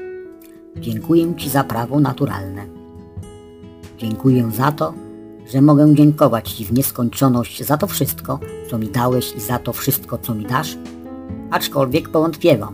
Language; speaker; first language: Polish; native; Polish